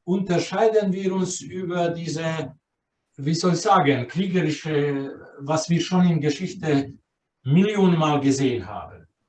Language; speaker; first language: German; non-native, fluent; Croatian